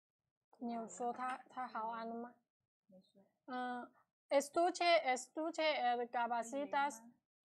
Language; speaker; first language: Spanish; non-native, learner; Chinese